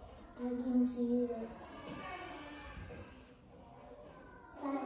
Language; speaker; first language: English; non-native, learner; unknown